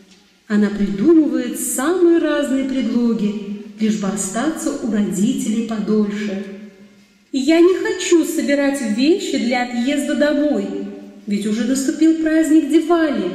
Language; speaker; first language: Russian; native; Russian